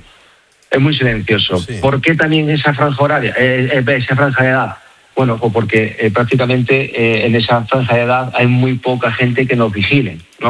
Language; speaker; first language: Spanish; native; Spanish